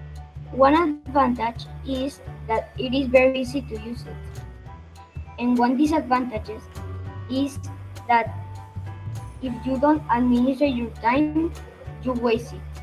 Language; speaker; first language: English; non-native, learner; Spanish